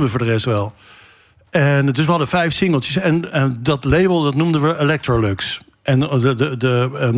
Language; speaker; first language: Dutch; native; Dutch